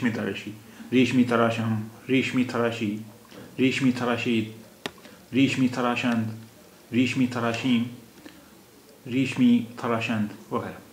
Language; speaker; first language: Persian; non-native, fluent; Urdu